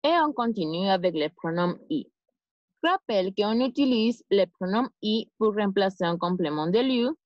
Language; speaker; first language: French; non-native, fluent; Spanish